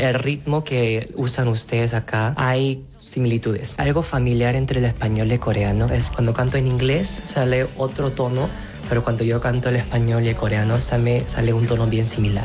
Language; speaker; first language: Spanish; non-native, fluent; Korean